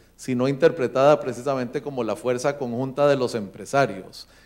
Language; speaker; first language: Spanish; native; Spanish